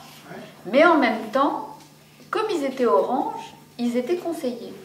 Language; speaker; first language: French; native; French